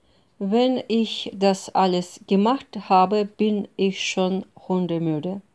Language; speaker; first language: German; non-native, fluent; Russian